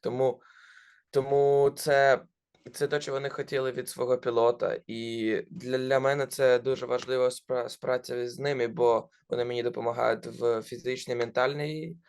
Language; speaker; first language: Ukrainian; non-native, local second language; Russian